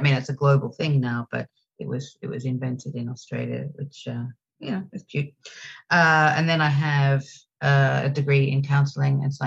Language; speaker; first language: English; native; English